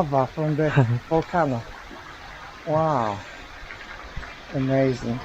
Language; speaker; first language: English; non-native, fluent; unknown